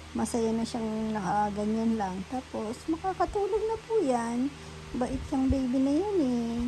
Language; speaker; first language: Filipino; native; Filipino